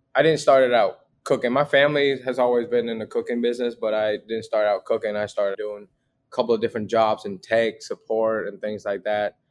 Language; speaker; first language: English; early bilingual, other home language; Vietnamese